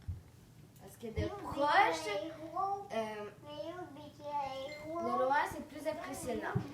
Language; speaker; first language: French; native; French